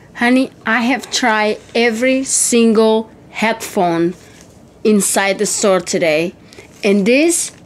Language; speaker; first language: English; non-native, fluent; Indonesian